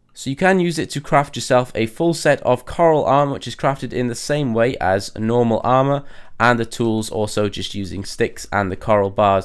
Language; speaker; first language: English; native; English